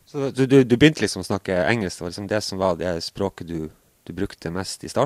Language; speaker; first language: Norwegian; native; Norwegian